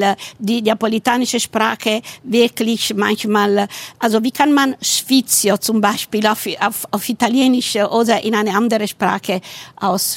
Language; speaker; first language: German; non-native, fluent; Italian